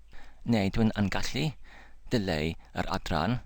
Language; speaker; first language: Welsh; non-native, learner; English